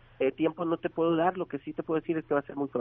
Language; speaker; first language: Spanish; native; Spanish